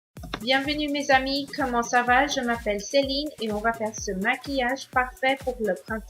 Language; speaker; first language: French; non-native, learner; Spanish